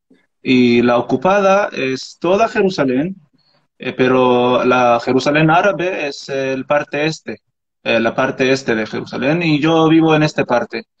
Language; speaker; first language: Spanish; non-native, learner; Arabic